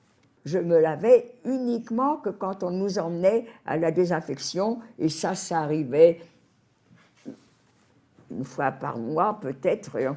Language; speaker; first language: French; native; French